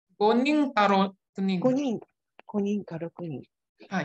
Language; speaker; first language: Japanese; non-native, fluent; Indonesian